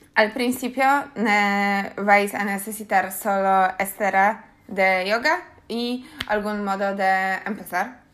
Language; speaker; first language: Spanish; non-native, learner; Polish